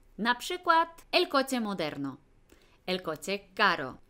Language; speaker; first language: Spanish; non-native, fluent; Polish